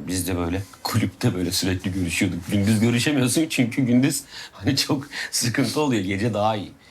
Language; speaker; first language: Turkish; native; Turkish